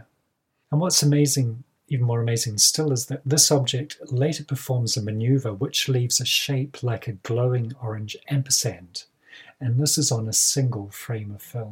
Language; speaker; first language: English; native; English